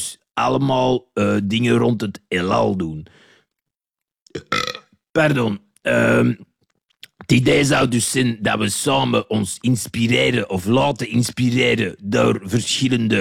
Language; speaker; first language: Dutch; native; Dutch